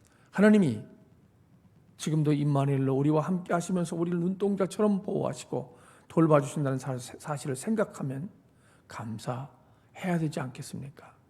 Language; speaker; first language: Korean; native; Korean